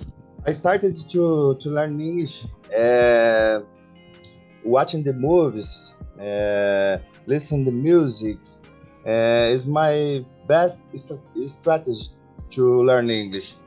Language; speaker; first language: English; non-native, learner; Portuguese